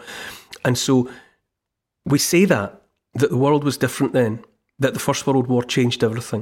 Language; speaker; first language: English; native; English